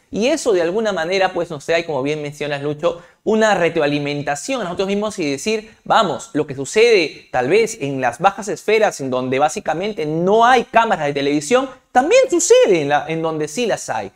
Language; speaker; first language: Spanish; native; Spanish